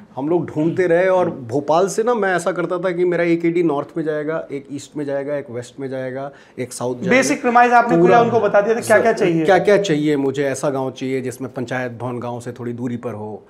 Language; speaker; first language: Hindi; native; Hindi